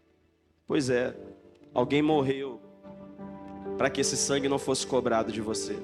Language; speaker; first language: Portuguese; native; Portuguese